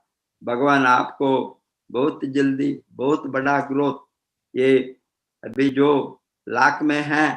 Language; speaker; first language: Hindi; non-native, fluent; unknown